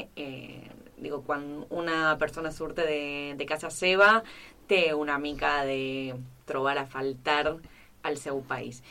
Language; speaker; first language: Catalan; non-native, fluent; Spanish